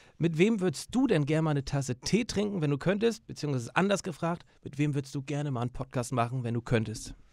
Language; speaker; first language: German; native; German